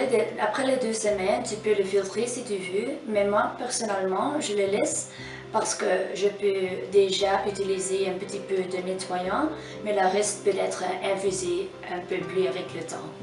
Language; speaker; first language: French; non-native, fluent; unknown